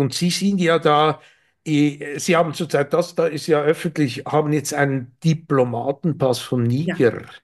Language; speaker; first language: German; native; German